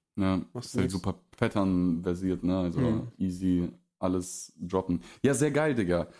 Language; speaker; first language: German; early bilingual, other home language; Russian